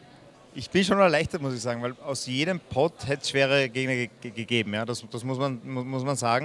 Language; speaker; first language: German; native; German